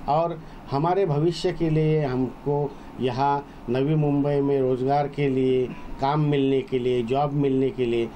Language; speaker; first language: Hindi; non-native, local second language; Marathi